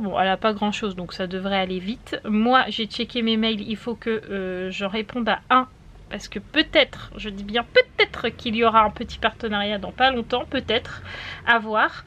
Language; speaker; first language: French; native; French